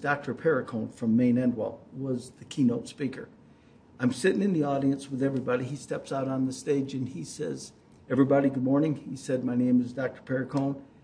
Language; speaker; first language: English; native; English